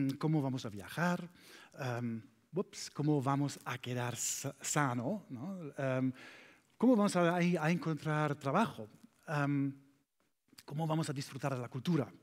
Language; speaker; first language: Spanish; non-native, learner; German